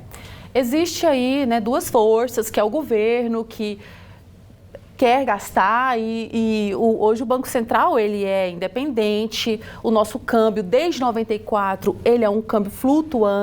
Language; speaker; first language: Portuguese; native; Portuguese